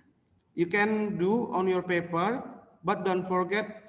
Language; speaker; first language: English; non-native, local second language; Indonesian